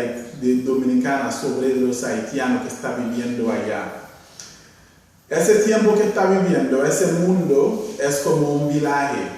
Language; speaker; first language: Spanish; non-native, fluent; Haitian Creole